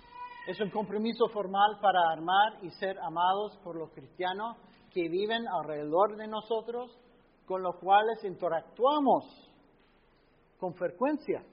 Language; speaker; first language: Spanish; non-native, fluent; English